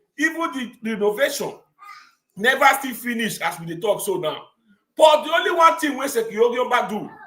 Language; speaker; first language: Nigerian Pidgin; non-native, local second language; Bini